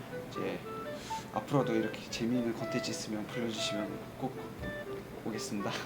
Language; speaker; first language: Korean; non-native, fluent; Uzbek